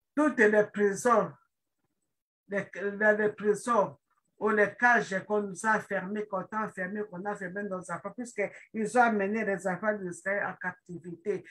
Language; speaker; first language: French; non-native, local second language; Lingala